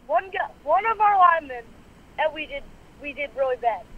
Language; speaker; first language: English; native; English